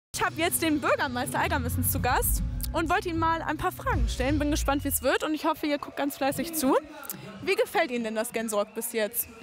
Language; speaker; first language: German; native; German